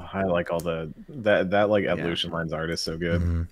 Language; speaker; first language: English; native; English